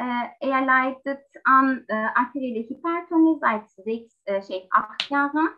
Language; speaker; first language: German; non-native, learner; Turkish